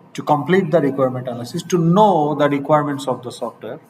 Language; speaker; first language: English; non-native, local second language; Bangla